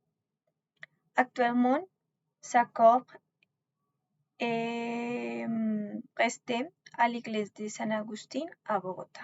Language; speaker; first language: French; non-native, learner; Spanish